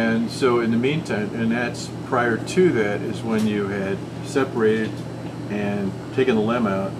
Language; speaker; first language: English; native; English